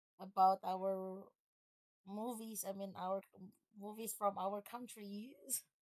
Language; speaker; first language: English; non-native, fluent; Indonesian